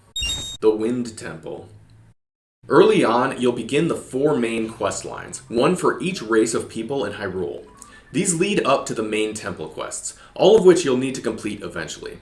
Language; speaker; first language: English; native; English